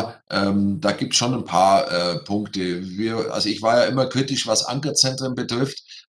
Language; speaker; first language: German; native; German